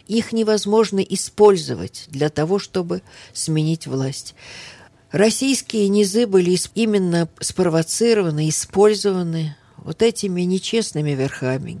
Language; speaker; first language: Russian; early bilingual, heritage; Russian